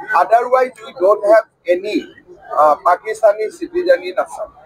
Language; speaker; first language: English; non-native, local second language; Assamese